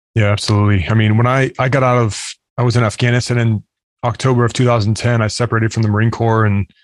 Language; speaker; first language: English; native; English